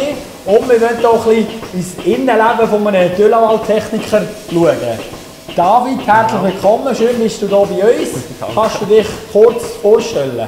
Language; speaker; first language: German; native; German